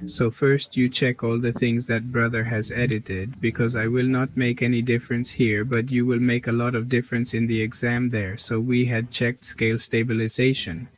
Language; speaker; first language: English; non-native, learner; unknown